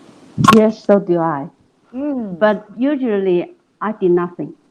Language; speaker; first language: English; non-native, learner; Chinese